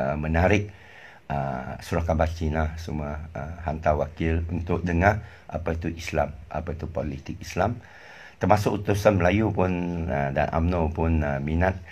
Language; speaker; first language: Malay; non-native, local second language; English